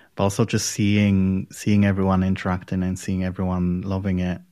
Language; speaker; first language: English; non-native, fluent; Polish